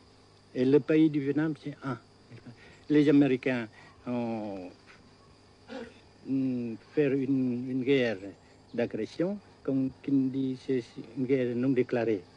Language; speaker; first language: French; non-native, fluent; Vietnamese